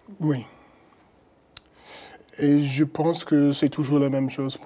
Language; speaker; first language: French; non-native, fluent; English